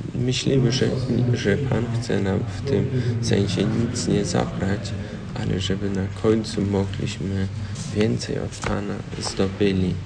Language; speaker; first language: Polish; early bilingual, heritage; Polish